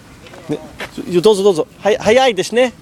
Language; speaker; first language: Japanese; non-native, learner; English